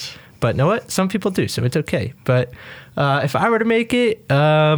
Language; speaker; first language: English; native; English